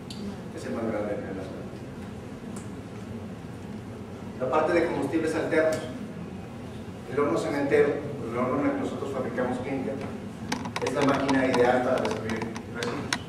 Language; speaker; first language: Spanish; native; Spanish